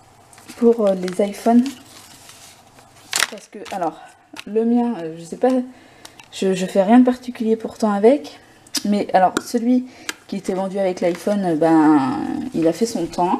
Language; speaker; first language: French; native; French